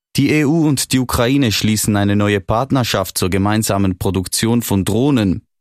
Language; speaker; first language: German; native; German